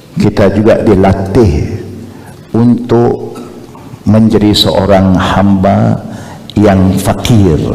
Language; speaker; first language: Malay; non-native, local second language; Chinese